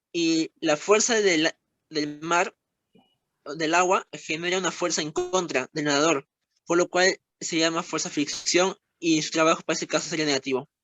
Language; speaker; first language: Spanish; native; Spanish